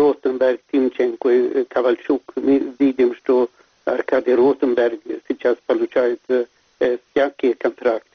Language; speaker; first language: Russian; non-native, fluent; Swedish